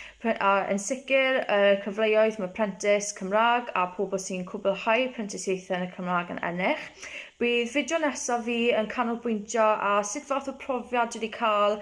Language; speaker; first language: Welsh; non-native, local second language; English